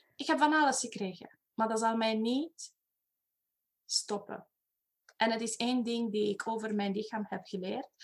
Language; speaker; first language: Dutch; non-native, fluent; Romanian